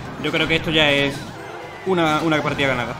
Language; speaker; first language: Spanish; native; Spanish